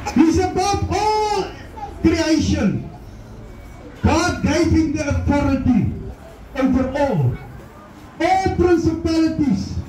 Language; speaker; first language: English; non-native, local second language; Afrikaans